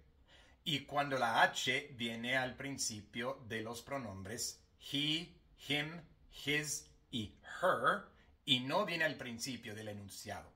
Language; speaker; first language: Spanish; non-native, fluent; English